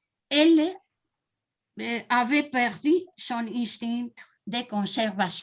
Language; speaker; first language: French; non-native, learner; Spanish